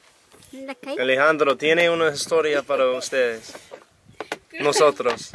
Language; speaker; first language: Spanish; non-native, learner; English